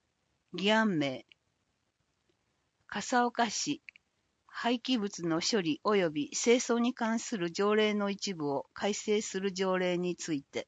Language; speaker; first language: Japanese; native; Japanese